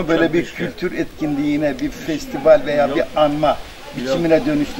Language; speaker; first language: Turkish; native; Turkish